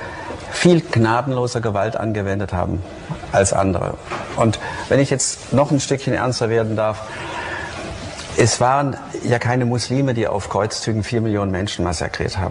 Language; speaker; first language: German; native; German